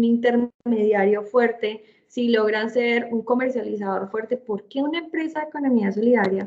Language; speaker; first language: Spanish; native; Spanish